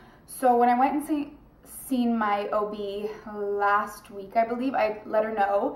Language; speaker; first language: English; native; English